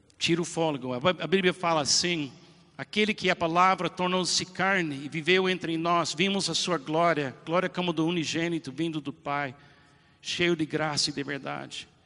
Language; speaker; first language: Portuguese; non-native, fluent; English